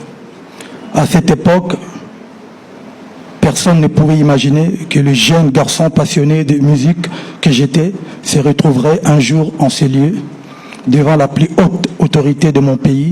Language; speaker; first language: French; non-native, local second language; Lingala